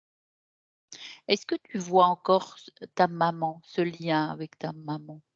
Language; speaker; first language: French; native; French